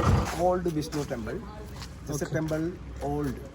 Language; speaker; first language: English; non-native, learner; Malayalam